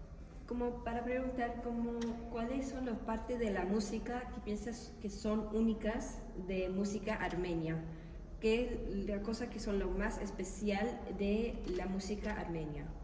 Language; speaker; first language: Spanish; non-native, learner; English